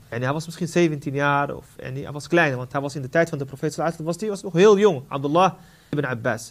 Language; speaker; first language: Dutch; non-native, fluent; Arabic